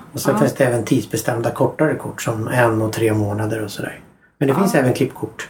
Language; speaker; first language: Swedish; native; Swedish